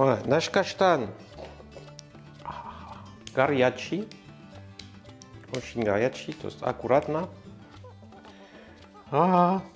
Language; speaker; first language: Russian; non-native, learner; French